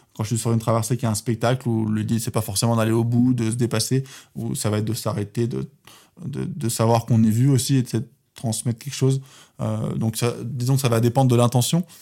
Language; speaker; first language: French; native; French